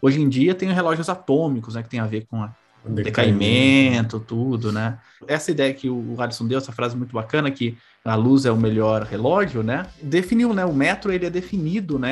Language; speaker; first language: Portuguese; native; Portuguese